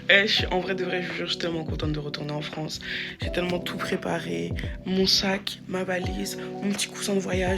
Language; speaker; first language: French; native; French